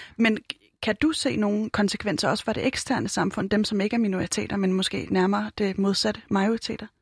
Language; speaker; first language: Danish; native; Danish